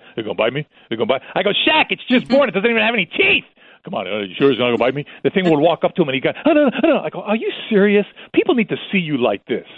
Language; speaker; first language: English; early bilingual, other home language; Spanish